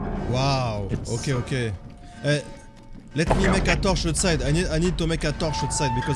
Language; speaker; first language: English; non-native, learner; French